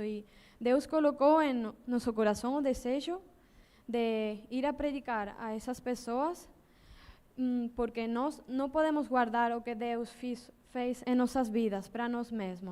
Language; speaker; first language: Portuguese; non-native, learner; Spanish